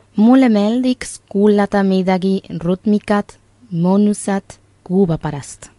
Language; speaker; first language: Estonian; non-native, fluent; Spanish